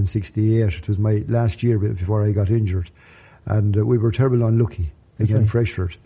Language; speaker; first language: English; native; English